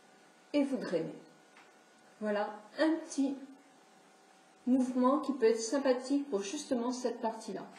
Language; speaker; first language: French; native; French